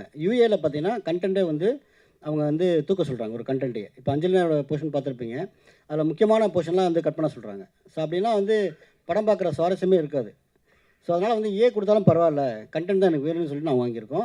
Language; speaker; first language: Tamil; native; Tamil